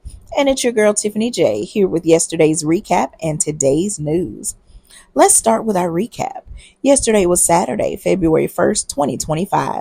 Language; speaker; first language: English; native; English